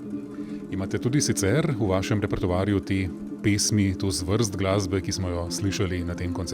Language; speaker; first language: Slovenian; native; Slovenian